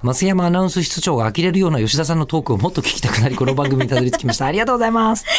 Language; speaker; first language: Japanese; native; Japanese